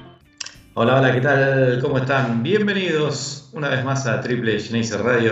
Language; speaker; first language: Spanish; native; Spanish